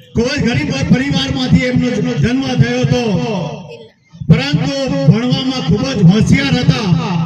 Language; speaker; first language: Gujarati; non-native, local second language; Bhili